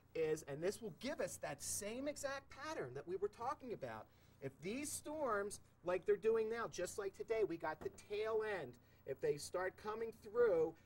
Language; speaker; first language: English; native; English